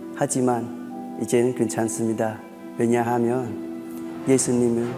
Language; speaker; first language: Korean; non-native, fluent; Vietnamese